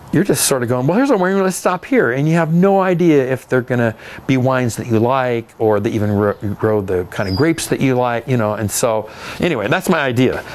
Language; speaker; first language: English; native; English